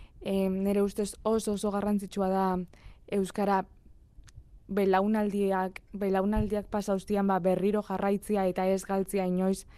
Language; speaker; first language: Basque; early bilingual, other home language; Spanish